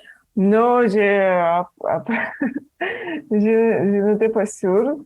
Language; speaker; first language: French; non-native, fluent; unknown